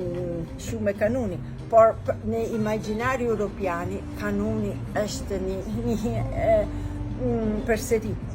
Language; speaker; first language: Albanian; non-native, learner; Italian